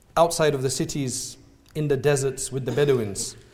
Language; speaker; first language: English; native; English